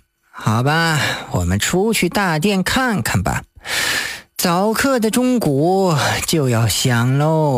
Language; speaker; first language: Chinese; native; Chinese